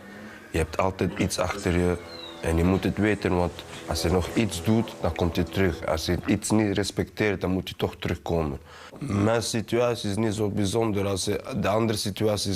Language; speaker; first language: Dutch; early bilingual, other home language; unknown